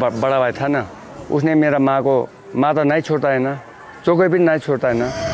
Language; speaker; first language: Hindi; non-native, fluent; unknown